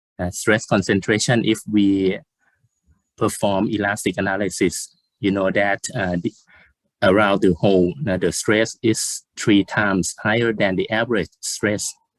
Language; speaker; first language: English; non-native, fluent; Thai